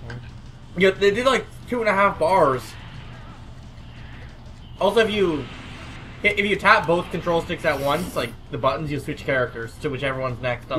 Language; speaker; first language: English; native; English